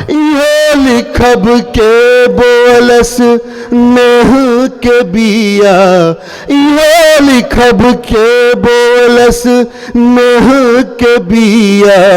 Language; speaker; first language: Hindi; non-native, local second language; Bhojpuri